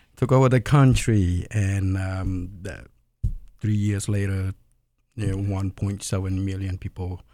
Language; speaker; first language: English; non-native, fluent; Khmer